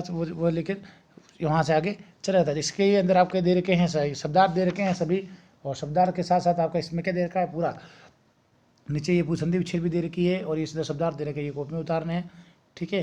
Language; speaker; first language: Hindi; native; Hindi